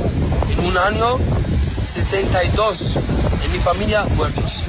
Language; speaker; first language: Spanish; non-native, learner; Arabic